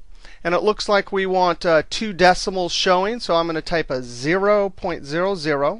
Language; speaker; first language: English; native; English